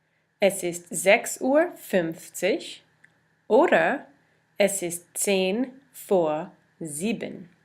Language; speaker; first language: German; non-native, fluent; English